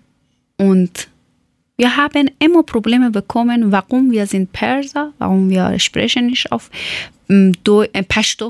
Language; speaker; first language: German; non-native, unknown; Persian